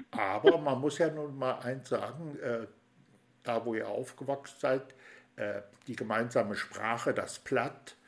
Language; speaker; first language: German; native; German